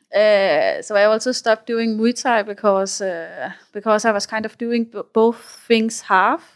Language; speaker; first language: English; non-native, fluent; Danish